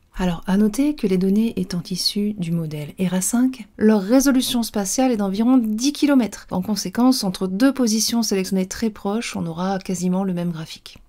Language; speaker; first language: French; native; French